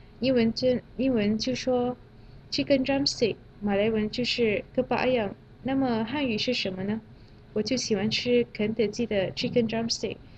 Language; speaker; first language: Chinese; non-native, fluent; Malay